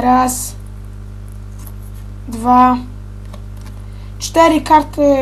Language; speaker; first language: Polish; native; Polish